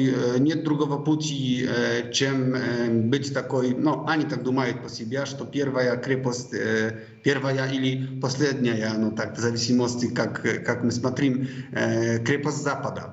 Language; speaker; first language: Russian; non-native, fluent; Polish